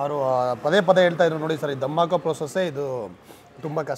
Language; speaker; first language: Kannada; native; Kannada